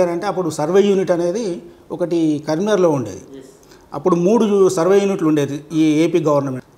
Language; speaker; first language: Telugu; native; Telugu